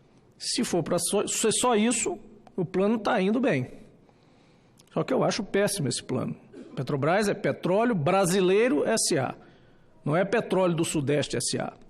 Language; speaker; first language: Portuguese; native; Portuguese